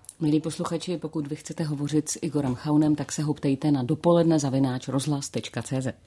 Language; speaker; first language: Czech; native; Czech